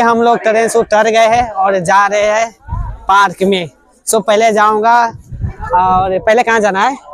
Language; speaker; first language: Hindi; native; Hindi